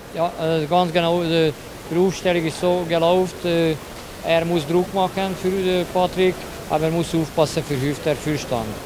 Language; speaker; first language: German; non-native, learner; Hungarian